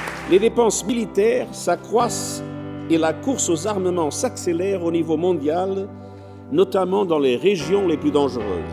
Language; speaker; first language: French; non-native, fluent; Portuguese